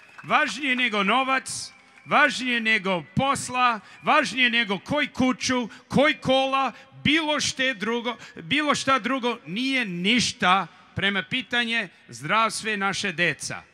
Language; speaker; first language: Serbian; early bilingual, heritage; Serbian